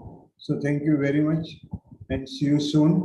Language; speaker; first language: English; non-native, local second language; Hindi